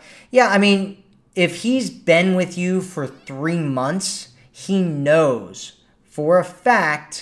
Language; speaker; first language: English; native; English